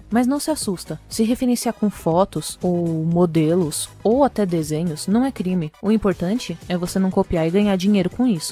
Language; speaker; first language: Portuguese; native; Portuguese